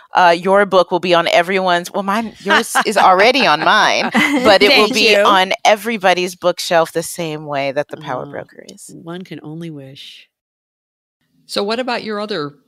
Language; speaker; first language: English; native; English